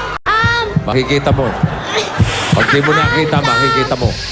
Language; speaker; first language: Filipino; native; Filipino